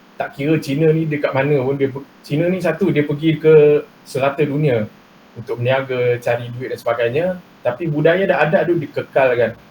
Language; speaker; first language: Malay; non-native, local second language; Chinese